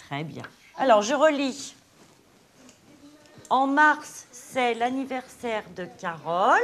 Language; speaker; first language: French; native; French